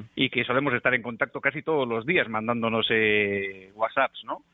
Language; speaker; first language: Spanish; native; Spanish